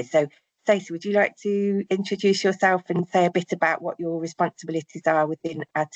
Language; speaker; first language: English; native; English